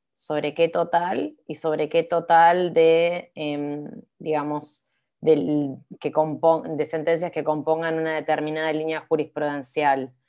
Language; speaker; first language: Spanish; native; Spanish